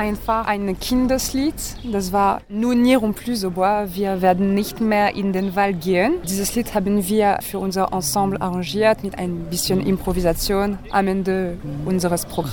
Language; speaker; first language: German; non-native, learner; French